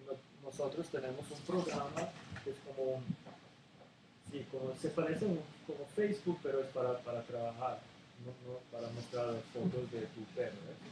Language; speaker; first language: Spanish; non-native, learner; Serbian